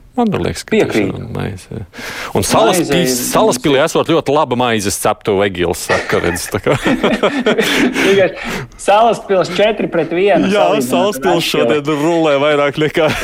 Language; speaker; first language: Latvian; native; Latvian